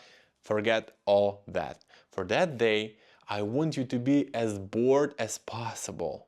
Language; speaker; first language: English; non-native, fluent; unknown